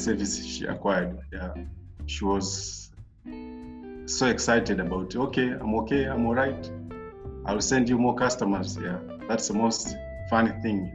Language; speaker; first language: English; non-native, local second language; Swahili